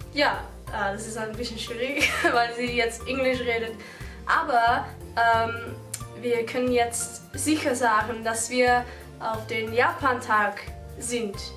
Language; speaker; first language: German; non-native, fluent; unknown